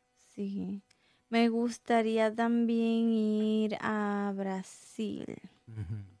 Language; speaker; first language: Spanish; native; Spanish